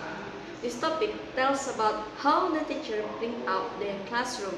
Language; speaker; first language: English; non-native, learner; Indonesian